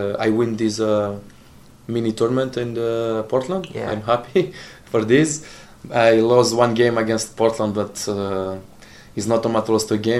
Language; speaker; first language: English; non-native, learner; Italian